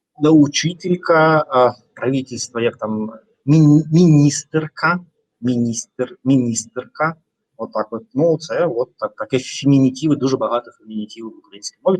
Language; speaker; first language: Ukrainian; non-native, fluent; Russian